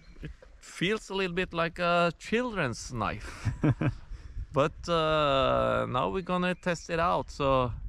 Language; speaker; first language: English; non-native, fluent; Norwegian